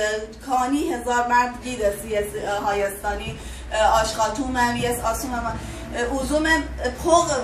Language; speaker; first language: Armenian; non-native, learner; Persian